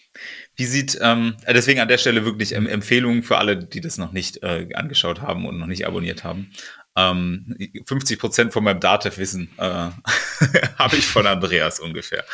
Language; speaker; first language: German; native; German